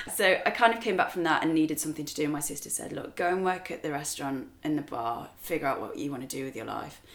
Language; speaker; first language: English; native; English